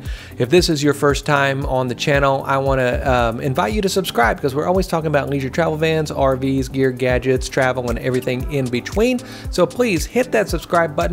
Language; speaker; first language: English; native; English